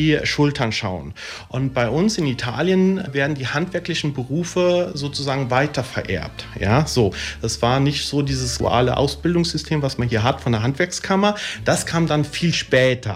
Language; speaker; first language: German; early bilingual, other home language; Italian